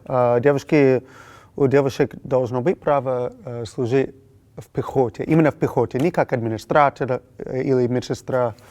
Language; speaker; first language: Russian; non-native, fluent; English